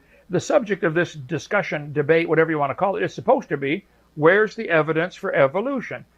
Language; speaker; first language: English; native; English